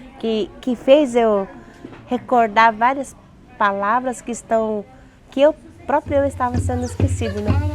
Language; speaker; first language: Portuguese; non-native, local second language; Guarani